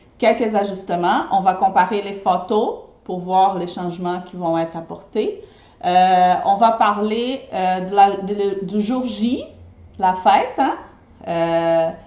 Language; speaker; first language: French; non-native, fluent; Portuguese